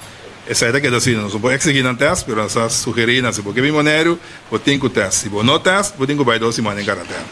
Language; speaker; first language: Spanish; non-native, learner; Papiamento